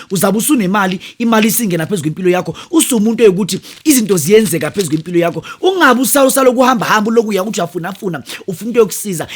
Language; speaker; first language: Zulu; non-native, local second language; Northern Sotho